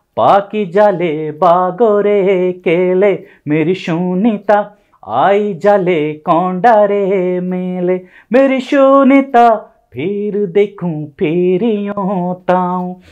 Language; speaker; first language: Hindi; native; Hindi